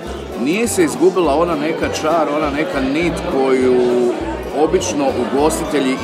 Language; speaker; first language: Croatian; native; Croatian